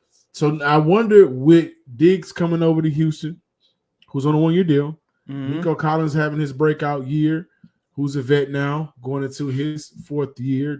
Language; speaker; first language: English; native; English